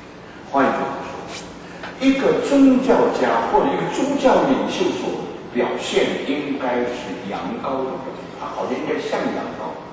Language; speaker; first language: Chinese; native; Chinese